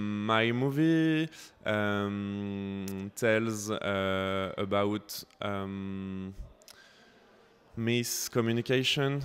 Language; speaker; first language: English; non-native, learner; French